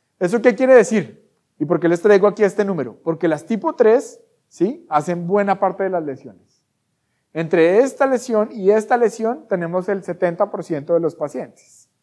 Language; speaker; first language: Spanish; native; Spanish